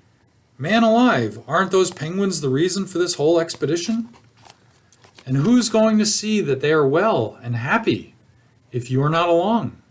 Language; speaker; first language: English; native; English